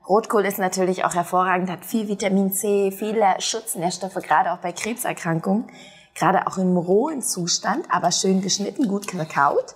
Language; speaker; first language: German; native; German